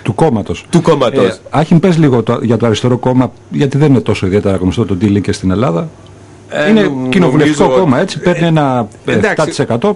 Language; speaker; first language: Greek; native; Greek